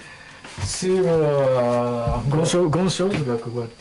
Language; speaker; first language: French; non-native, learner; Japanese